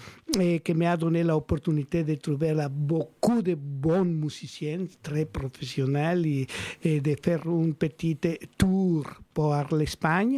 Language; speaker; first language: French; non-native, learner; Spanish